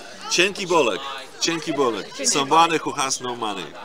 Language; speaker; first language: English; non-native, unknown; Polish